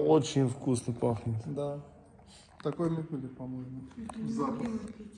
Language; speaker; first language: Russian; non-native, learner; Armenian